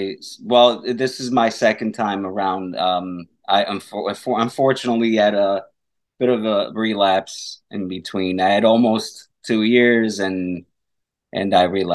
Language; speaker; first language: English; non-native, fluent; Portuguese